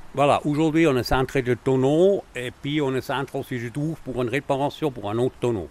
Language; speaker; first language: French; non-native, local second language; Swiss German